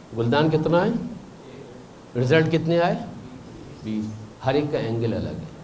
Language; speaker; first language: Urdu; native; Urdu